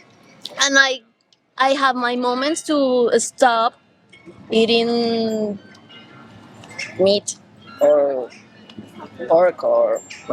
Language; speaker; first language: English; non-native, learner; Spanish